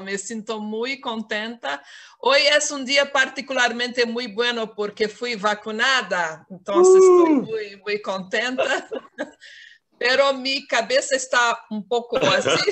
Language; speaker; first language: Spanish; non-native, fluent; Portuguese